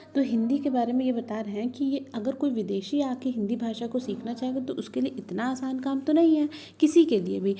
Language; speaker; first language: Hindi; native; Hindi